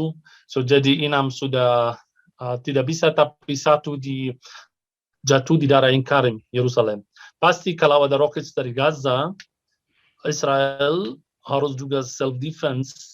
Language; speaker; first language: Indonesian; non-native, fluent; Arabic